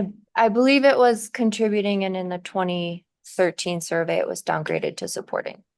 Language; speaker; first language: English; native; English